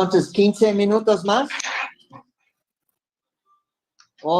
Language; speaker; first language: Spanish; non-native, fluent; English